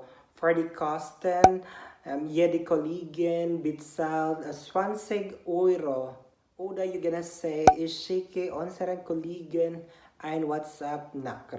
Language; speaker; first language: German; non-native, learner; Cebuano